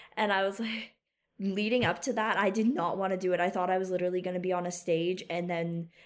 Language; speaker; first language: English; native; English